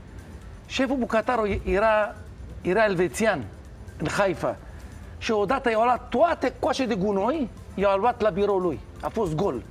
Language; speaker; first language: Romanian; non-native, learner; Hebrew